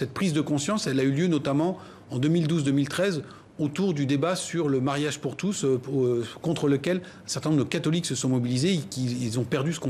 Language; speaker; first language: French; native; French